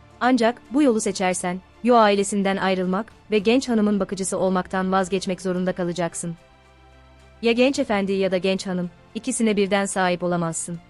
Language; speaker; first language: Turkish; native; Turkish